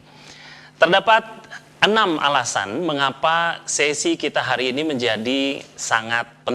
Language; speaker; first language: Indonesian; native; Indonesian